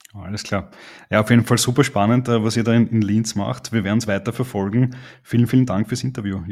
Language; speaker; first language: German; native; German